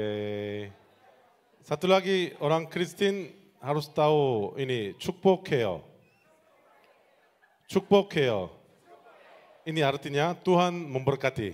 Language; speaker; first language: Indonesian; non-native, learner; Korean